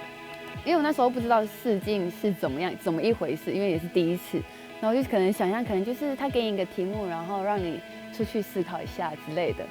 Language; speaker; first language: Chinese; native; Chinese